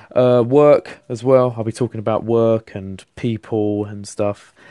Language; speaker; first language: English; native; English